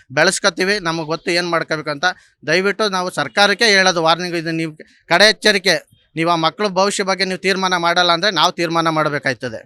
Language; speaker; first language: Kannada; native; Kannada